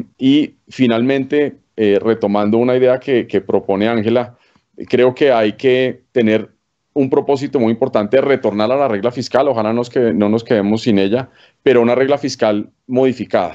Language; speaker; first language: Spanish; native; Spanish